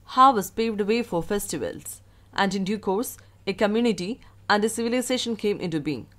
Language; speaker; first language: English; non-native, local second language; Malayalam